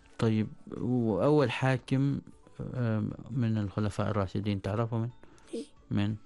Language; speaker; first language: Arabic; native; Arabic